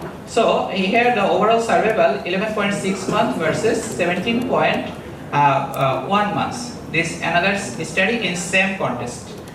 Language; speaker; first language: English; non-native, local second language; Bangla